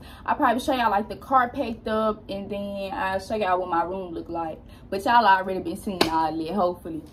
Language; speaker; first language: English; native; English